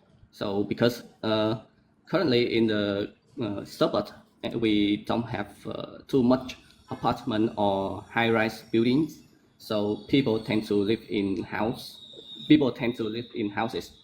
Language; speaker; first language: English; non-native, learner; Vietnamese